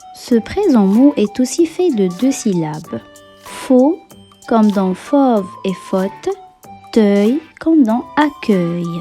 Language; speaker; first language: French; non-native, local second language; Arabic